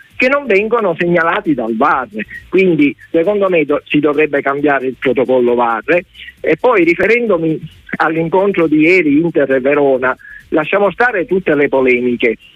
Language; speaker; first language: Italian; native; Italian